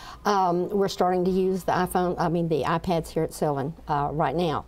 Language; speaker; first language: English; native; English